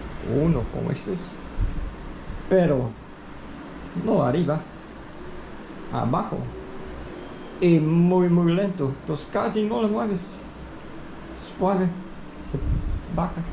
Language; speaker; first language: Spanish; non-native, fluent; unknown